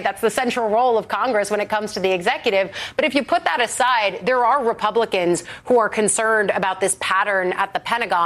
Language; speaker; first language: English; native; English